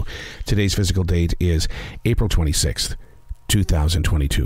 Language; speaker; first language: English; native; English